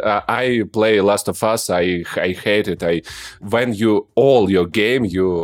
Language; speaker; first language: English; non-native, learner; Russian